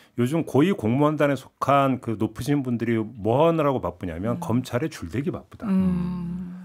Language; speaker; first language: Korean; native; Korean